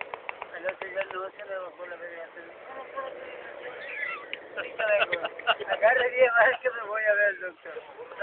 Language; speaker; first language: Spanish; native; Spanish